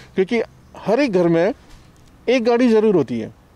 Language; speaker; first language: Hindi; native; Hindi